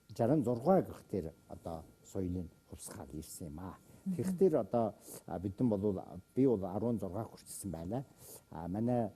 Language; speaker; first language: Mongolian; native; Mongolian